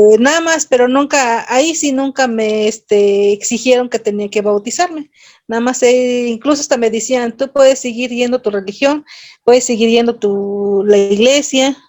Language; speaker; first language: Spanish; non-native, local second language; Nahuatl languages